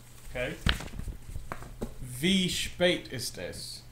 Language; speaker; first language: German; non-native, learner; English